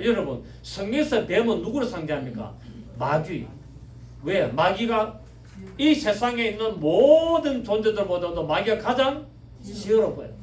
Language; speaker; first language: Korean; native; Korean